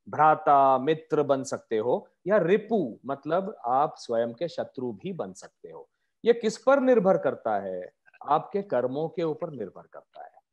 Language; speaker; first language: Hindi; non-native, local second language; Marathi